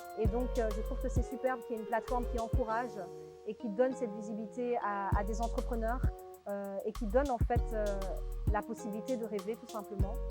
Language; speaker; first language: French; native; French